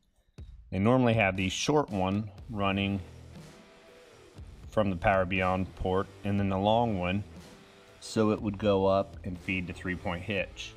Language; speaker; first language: English; native; English